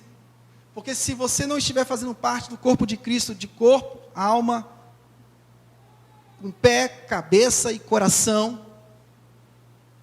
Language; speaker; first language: Portuguese; native; Portuguese